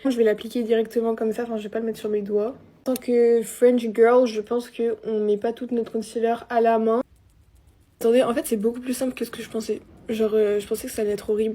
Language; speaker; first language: French; native; French